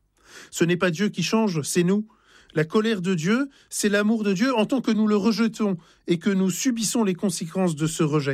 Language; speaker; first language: French; native; French